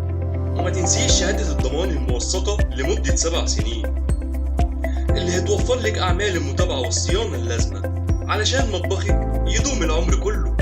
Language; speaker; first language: Arabic; native; Arabic